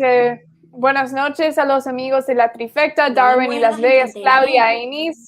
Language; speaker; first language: Spanish; non-native, fluent; English